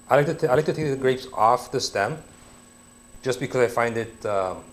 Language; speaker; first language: English; native; English